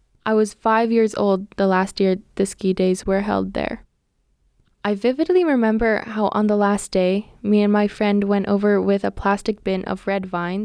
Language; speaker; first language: English; native; English